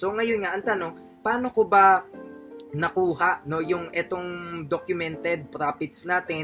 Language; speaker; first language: Filipino; native; Filipino